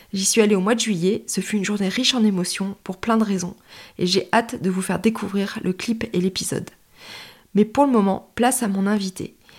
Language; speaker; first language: French; native; French